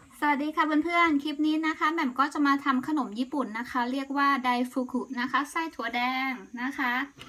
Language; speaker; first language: Thai; native; Thai